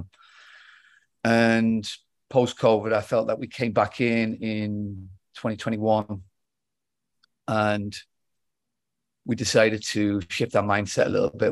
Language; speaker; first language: English; native; English